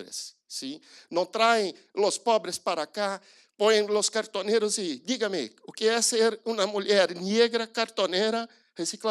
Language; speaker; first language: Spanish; non-native, learner; Portuguese